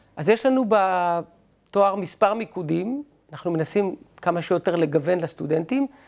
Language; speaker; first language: Hebrew; native; Hebrew